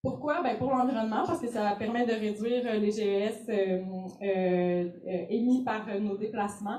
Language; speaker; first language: French; native; French